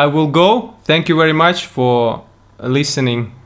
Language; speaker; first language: English; non-native, learner; Russian